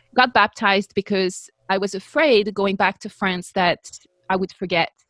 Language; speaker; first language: English; non-native, fluent; French